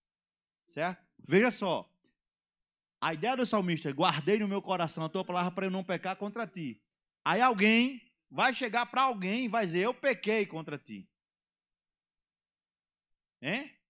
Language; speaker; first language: Portuguese; native; Portuguese